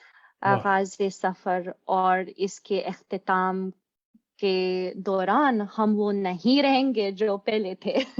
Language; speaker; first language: Hindi; non-native, fluent; English